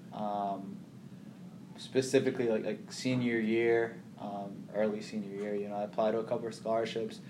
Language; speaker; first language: English; early bilingual, other home language; Somali